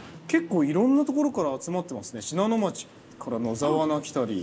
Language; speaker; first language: Japanese; native; Japanese